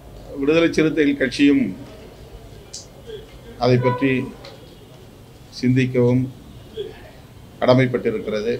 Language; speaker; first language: Tamil; native; Tamil